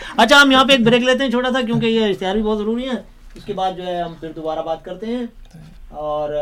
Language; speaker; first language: Urdu; native; Urdu